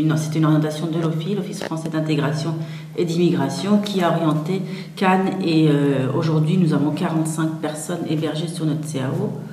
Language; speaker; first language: French; native; French